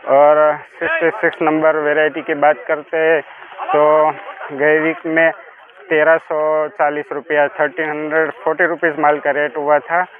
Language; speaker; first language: Hindi; non-native, local second language; Gujarati